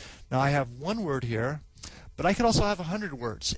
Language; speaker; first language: English; native; English